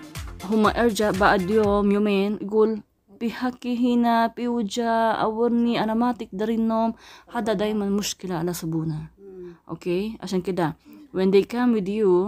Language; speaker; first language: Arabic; non-native, learner; Filipino